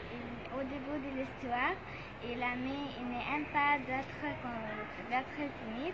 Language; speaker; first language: French; non-native, learner; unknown